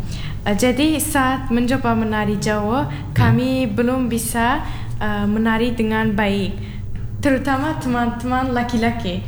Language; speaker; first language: Indonesian; non-native, learner; Turkmen